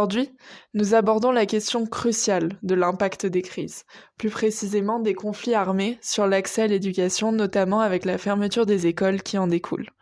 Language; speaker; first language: French; native; French